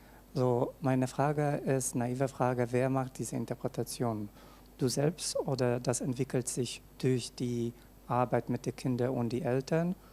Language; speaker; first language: German; non-native, fluent; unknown